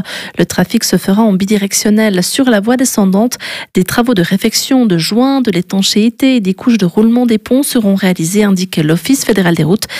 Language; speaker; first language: French; native; French